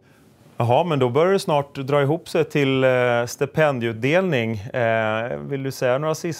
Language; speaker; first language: Swedish; native; Swedish